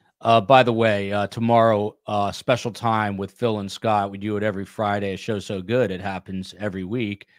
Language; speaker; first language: English; native; English